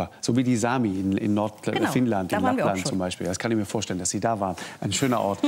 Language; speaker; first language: German; native; German